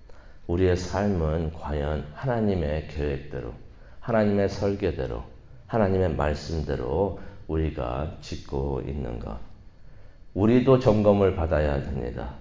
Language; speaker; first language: Korean; native; Korean